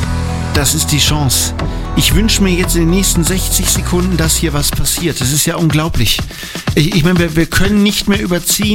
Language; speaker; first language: German; native; German